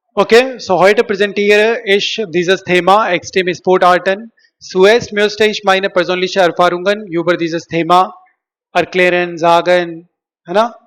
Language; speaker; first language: German; non-native, learner; Hindi